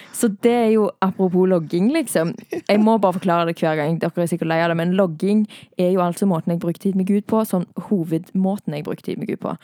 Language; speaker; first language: Norwegian; native; Norwegian